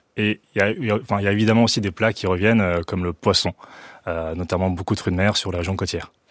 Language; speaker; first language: French; early bilingual, other home language; Chinese